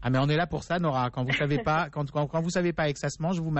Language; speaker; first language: French; native; French